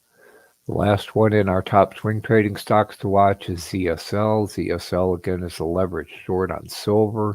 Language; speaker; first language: English; native; English